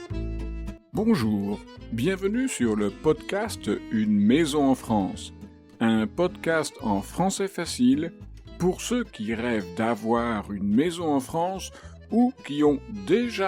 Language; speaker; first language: French; native; French